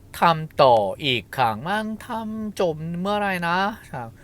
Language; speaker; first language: Thai; non-native, fluent; Korean